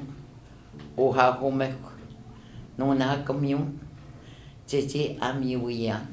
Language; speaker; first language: French; native; French